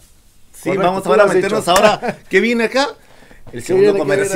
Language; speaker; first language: Spanish; native; Spanish